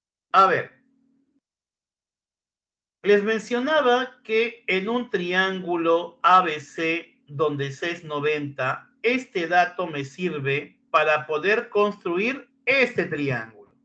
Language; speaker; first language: Spanish; native; Spanish